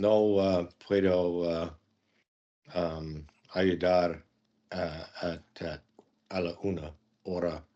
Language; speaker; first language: Spanish; non-native, learner; English